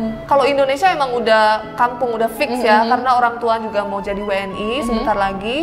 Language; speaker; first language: Indonesian; non-native, local second language; Korean